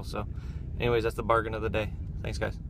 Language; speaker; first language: English; native; English